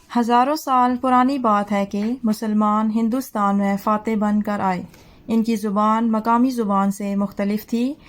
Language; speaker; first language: Urdu; non-native, local second language; Punjabi